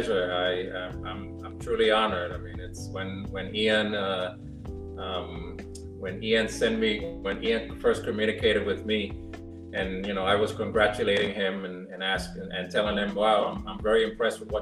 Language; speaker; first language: English; non-native, fluent; Spanish